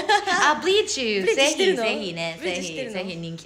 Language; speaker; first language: Japanese; non-native, learner; Thai